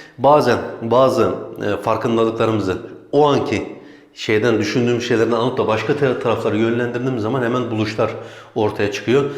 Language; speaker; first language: Turkish; native; Turkish